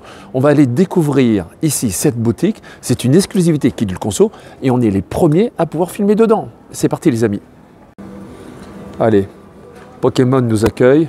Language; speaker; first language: French; native; French